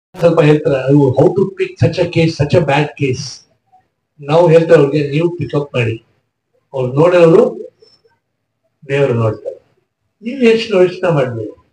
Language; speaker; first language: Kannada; non-native, local second language; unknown